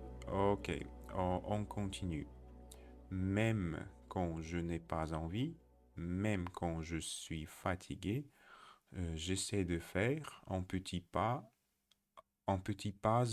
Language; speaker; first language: French; non-native, learner; Russian